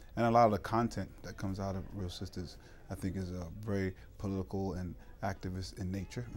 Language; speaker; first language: English; native; English